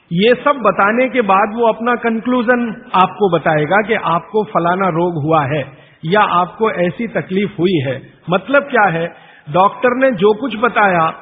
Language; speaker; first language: Hindi; native; Hindi